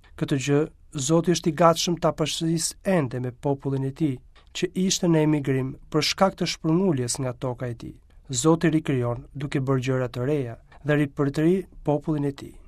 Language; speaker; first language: Albanian; native; Albanian